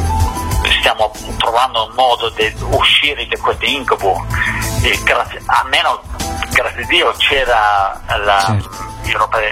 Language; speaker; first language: Italian; non-native, fluent; English